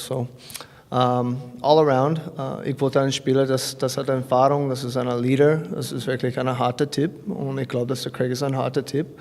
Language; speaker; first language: German; non-native, fluent; English